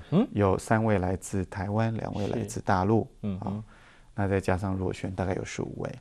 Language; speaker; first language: Chinese; native; Chinese